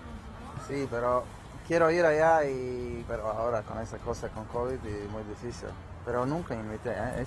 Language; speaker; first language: Spanish; non-native, learner; Latvian